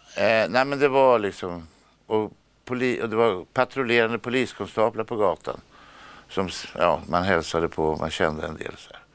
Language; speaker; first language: Swedish; native; Swedish